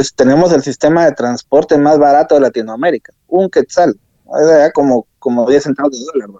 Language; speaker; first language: Spanish; native; Spanish